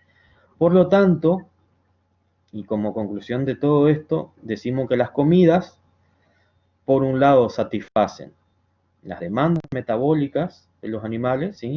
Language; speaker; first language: Spanish; native; Spanish